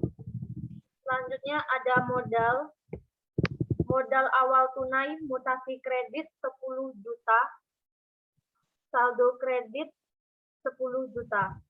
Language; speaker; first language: Indonesian; native; Indonesian